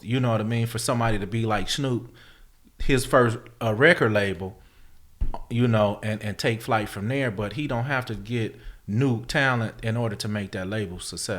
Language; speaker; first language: English; native; English